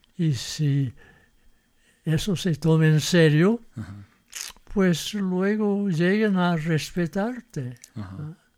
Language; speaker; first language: Spanish; non-native, fluent; English